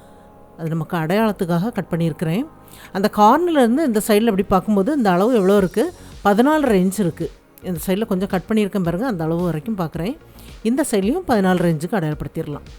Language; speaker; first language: Tamil; native; Tamil